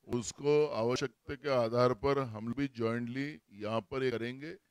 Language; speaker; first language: Hindi; non-native, local second language; Marathi